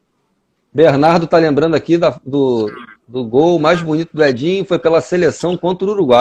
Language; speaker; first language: Portuguese; native; Portuguese